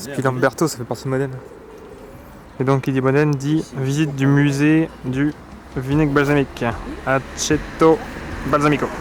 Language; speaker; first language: French; native; French